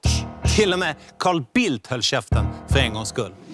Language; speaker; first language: Swedish; native; Swedish